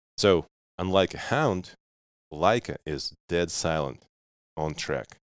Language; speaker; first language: English; non-native, fluent; Russian